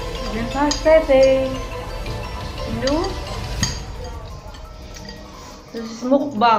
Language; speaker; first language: German; non-native, learner; Filipino